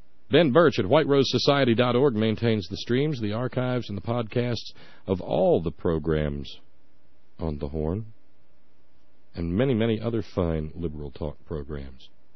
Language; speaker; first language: English; native; English